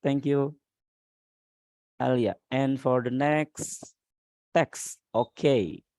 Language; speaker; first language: English; non-native, learner; Indonesian